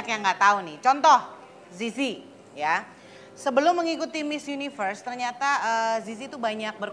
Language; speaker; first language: Indonesian; native; Indonesian